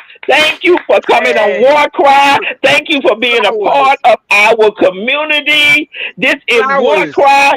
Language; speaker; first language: English; native; English